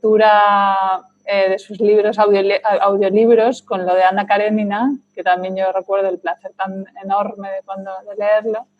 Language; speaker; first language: Spanish; native; Spanish